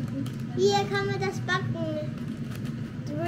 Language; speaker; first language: German; early bilingual, other home language; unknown